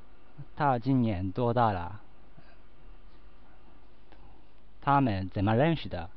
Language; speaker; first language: Chinese; non-native, learner; Japanese